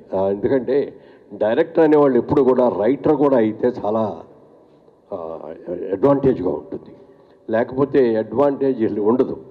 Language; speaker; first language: Telugu; native; Telugu